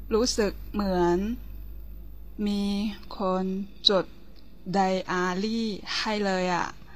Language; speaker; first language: Thai; non-native, learner; Chinese